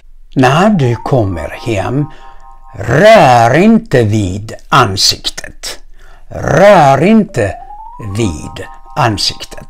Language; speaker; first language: Swedish; non-native, fluent; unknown